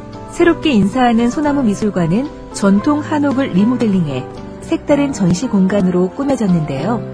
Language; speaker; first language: Korean; native; Korean